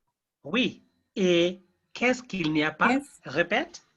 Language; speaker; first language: French; non-native, fluent; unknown